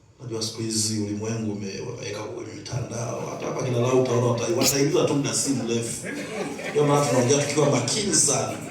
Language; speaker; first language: Swahili; native; Swahili